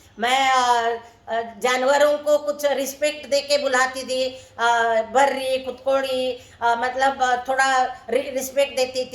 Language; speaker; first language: Hindi; non-native, local second language; Marathi